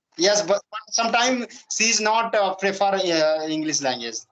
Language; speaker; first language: English; non-native, learner; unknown